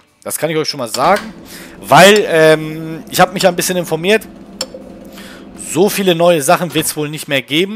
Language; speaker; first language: German; native; German